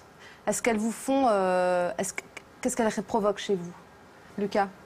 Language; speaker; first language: French; native; French